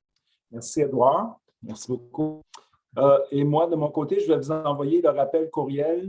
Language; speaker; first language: French; native; French